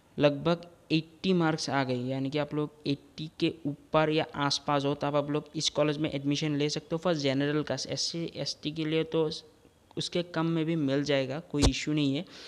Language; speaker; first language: Hindi; non-native, local second language; Assamese